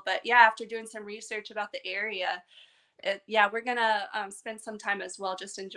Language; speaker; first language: English; native; English